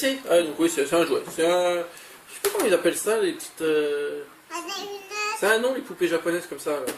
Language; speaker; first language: French; native; French